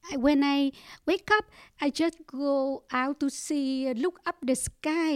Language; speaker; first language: English; non-native, learner; Vietnamese